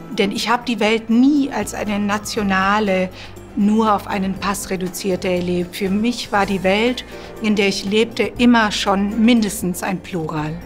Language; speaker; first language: German; early bilingual, other home language; Croatian